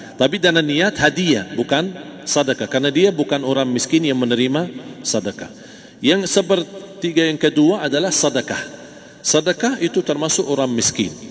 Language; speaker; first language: Malay; non-native, fluent; Arabic